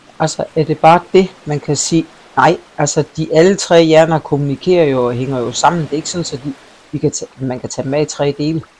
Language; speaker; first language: Danish; native; Danish